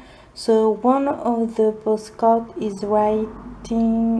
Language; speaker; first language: English; non-native, learner; French